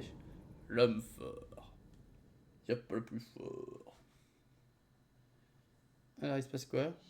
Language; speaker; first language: French; native; French